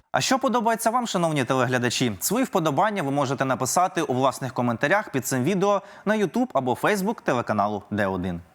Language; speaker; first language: Ukrainian; native; Ukrainian